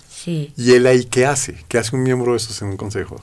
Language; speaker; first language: Spanish; native; Spanish